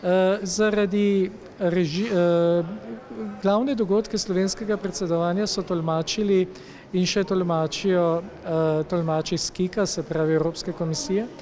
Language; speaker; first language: Slovenian; native; Slovenian